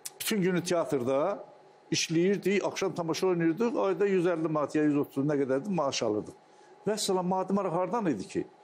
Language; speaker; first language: Azerbaijani; native; Azerbaijani